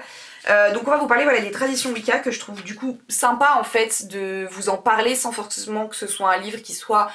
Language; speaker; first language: French; native; French